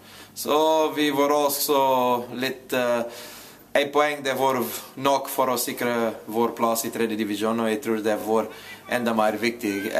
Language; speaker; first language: Norwegian; non-native, fluent; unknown